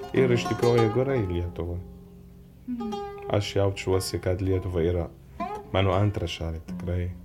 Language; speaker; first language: Lithuanian; non-native, learner; Arabic